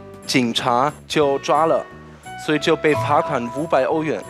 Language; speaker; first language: Chinese; non-native, fluent; German